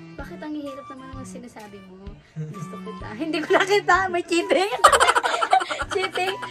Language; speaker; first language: Filipino; native; Filipino